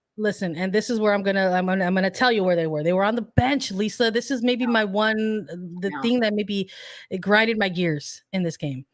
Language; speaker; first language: English; native; English